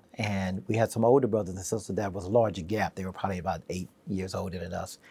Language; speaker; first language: English; native; English